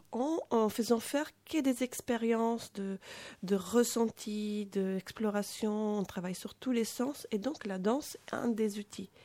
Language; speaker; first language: French; non-native, fluent; Italian